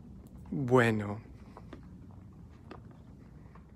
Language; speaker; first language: Spanish; non-native, learner; English